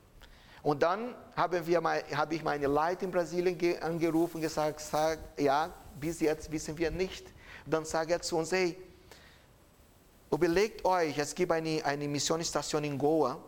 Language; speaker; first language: German; non-native, fluent; Portuguese